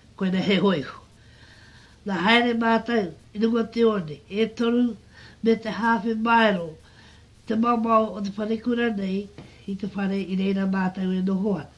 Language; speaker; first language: Māori; native; Māori